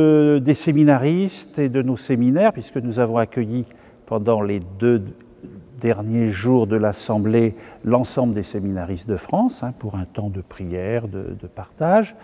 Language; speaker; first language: French; native; French